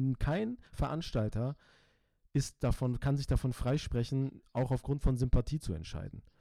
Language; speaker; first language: German; early bilingual, other home language; Turkish